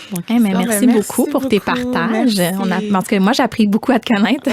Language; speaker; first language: French; native; French